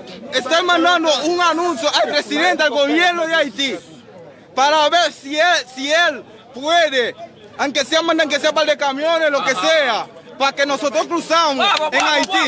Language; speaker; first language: Spanish; non-native, learner; Haitian Creole